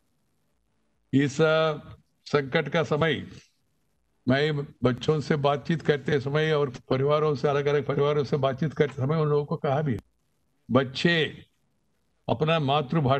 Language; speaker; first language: Hindi; non-native, local second language; Telugu